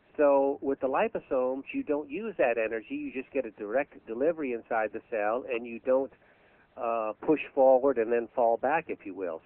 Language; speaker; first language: English; native; English